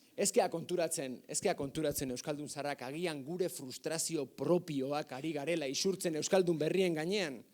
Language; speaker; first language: Basque; native; Basque